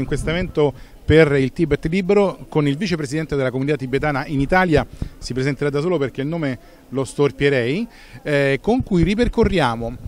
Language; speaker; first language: Italian; native; Italian